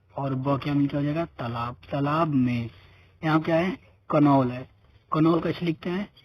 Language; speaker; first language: Hindi; native; Hindi